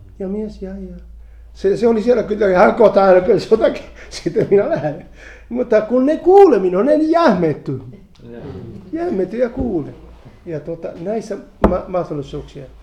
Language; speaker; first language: Finnish; non-native, fluent; Spanish